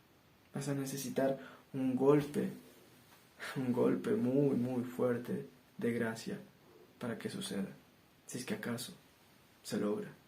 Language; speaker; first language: Spanish; native; Spanish